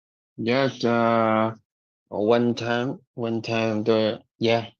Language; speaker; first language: English; non-native, learner; Vietnamese